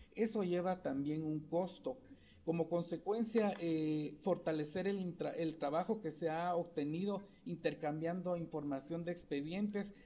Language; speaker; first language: Spanish; native; Spanish